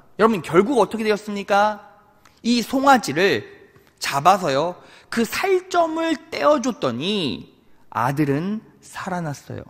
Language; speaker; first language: Korean; native; Korean